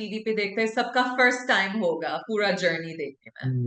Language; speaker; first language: Hindi; non-native, local second language; English